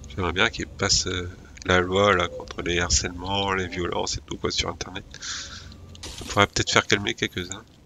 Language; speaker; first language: French; native; French